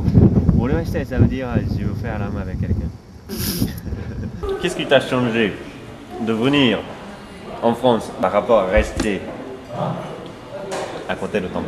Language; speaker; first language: French; non-native, fluent; Japanese